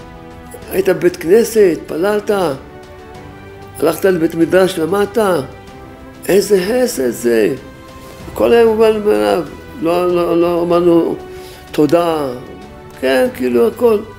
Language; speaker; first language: Hebrew; non-native, fluent; French